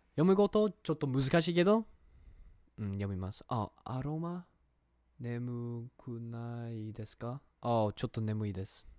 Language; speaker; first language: Japanese; non-native, learner; English